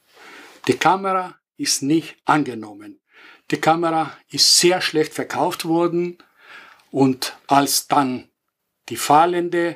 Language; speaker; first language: German; non-native, fluent; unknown